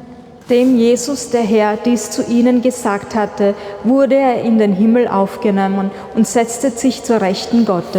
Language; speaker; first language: German; non-native, fluent; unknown